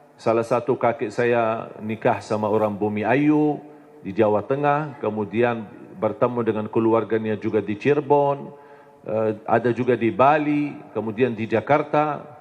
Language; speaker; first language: Indonesian; non-native, fluent; Arabic